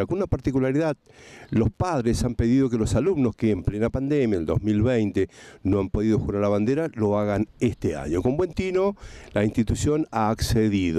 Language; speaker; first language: Spanish; native; Spanish